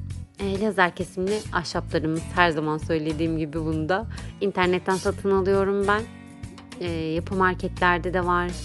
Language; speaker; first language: Turkish; native; Turkish